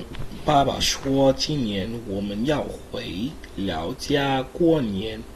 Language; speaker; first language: Chinese; non-native, learner; English